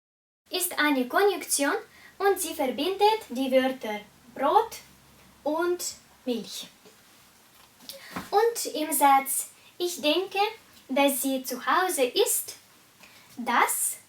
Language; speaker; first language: German; non-native, fluent; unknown